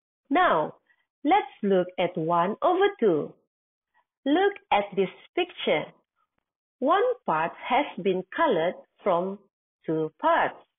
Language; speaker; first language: English; non-native, local second language; Malay